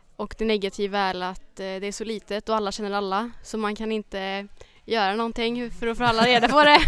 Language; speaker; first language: Swedish; native; Swedish